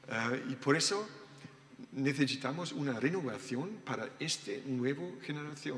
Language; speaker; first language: Spanish; non-native, learner; German